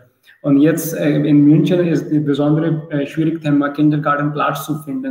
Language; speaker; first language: German; non-native, learner; Urdu